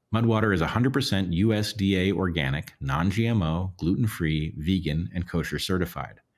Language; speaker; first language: English; native; English